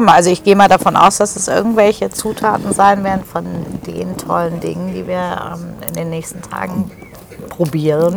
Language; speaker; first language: German; native; German